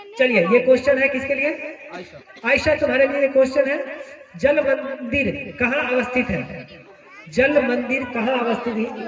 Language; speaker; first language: Hindi; native; Hindi